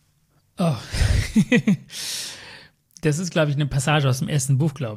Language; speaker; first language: German; early bilingual, other home language; Tamil